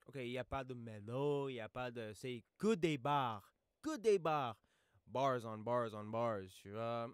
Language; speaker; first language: French; non-native, fluent; English